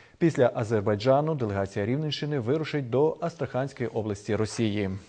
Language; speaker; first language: Ukrainian; native; Ukrainian